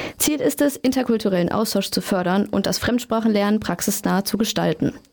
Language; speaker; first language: German; native; German